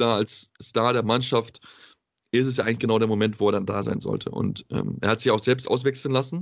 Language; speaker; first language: German; native; German